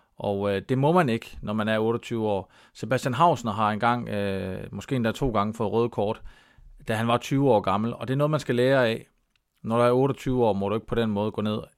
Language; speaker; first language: Danish; native; Danish